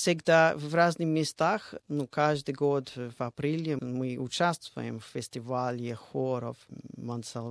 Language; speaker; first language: Russian; non-native, fluent; English